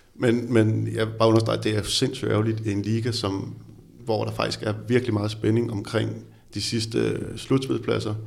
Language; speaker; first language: Danish; native; Danish